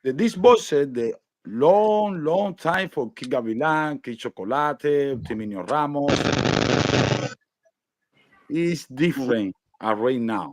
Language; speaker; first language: English; non-native, learner; Spanish